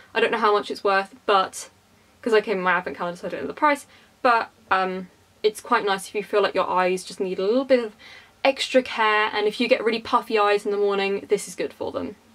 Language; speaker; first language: English; native; English